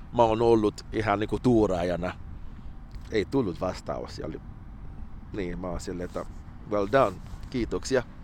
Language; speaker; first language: Finnish; non-native, fluent; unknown